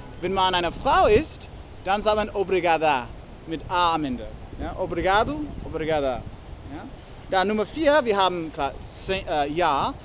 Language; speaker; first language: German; non-native, learner; English